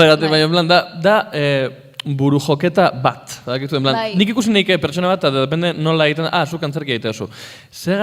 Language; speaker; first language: Basque; native; Basque